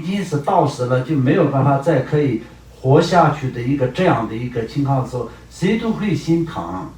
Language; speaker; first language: Chinese; non-native, local second language; Tibetan